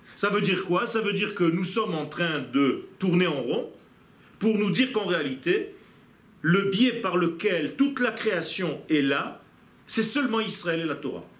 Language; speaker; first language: French; non-native, fluent; Hebrew